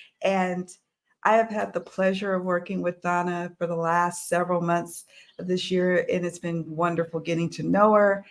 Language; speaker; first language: English; native; English